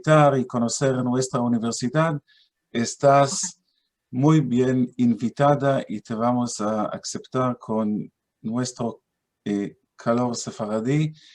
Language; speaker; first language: Spanish; non-native, fluent; Hebrew